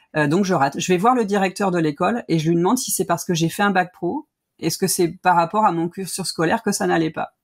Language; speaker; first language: French; native; French